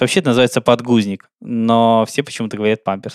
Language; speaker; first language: Russian; native; Russian